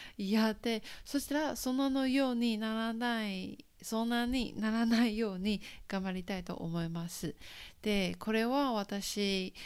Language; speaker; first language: Japanese; non-native, fluent; Chinese